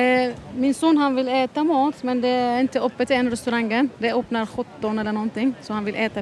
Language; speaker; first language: Swedish; non-native, learner; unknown